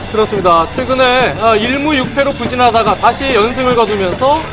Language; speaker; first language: Korean; native; Korean